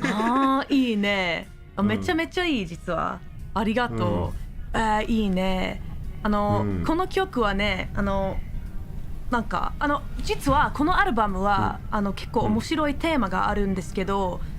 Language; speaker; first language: Japanese; non-native, learner; English